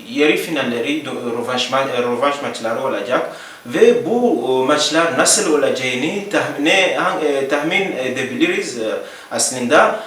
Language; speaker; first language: Turkish; non-native, learner; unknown